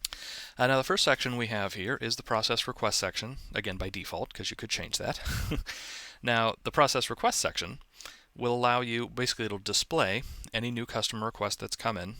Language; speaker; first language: English; native; English